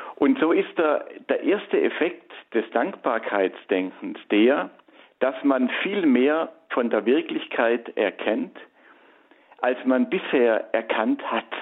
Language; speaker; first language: German; native; German